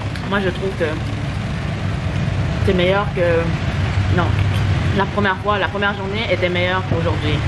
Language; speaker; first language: French; early bilingual, other home language; Vietnamese